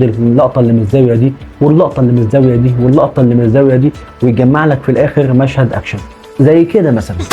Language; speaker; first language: Arabic; native; Arabic